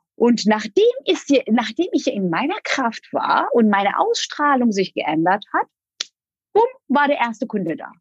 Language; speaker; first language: German; non-native, fluent; Turkish